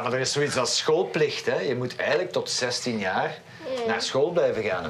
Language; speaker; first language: Dutch; native; Dutch